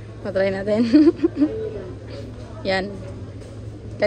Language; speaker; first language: Filipino; native; Filipino